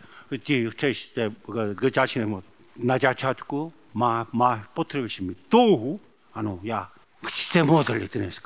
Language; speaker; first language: Czech; non-native, learner; Korean